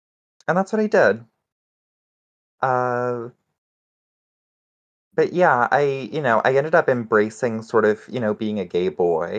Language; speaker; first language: English; native; English